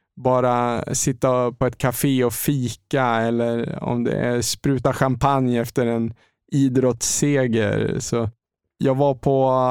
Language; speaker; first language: Swedish; native; Swedish